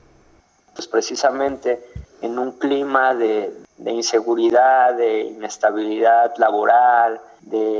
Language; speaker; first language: Spanish; native; Spanish